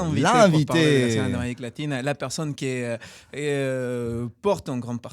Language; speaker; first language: French; non-native, fluent; Spanish